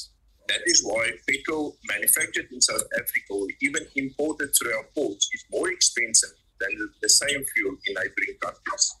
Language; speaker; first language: English; non-native, local second language; Afrikaans